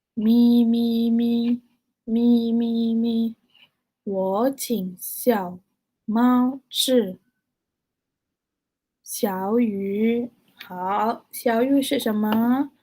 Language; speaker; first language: Chinese; non-native, fluent; Malay